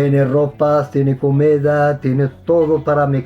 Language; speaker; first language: Spanish; non-native, learner; Arabic